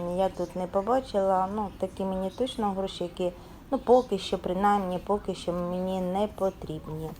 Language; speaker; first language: Ukrainian; native; Ukrainian